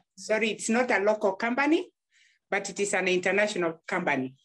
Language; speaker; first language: English; non-native, local second language; Gusii